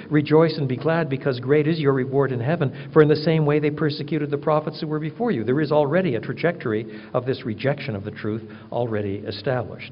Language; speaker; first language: English; native; English